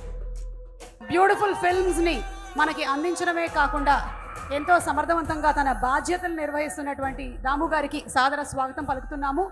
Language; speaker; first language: Telugu; native; Telugu